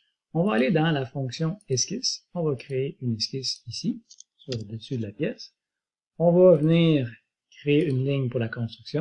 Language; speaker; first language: French; native; French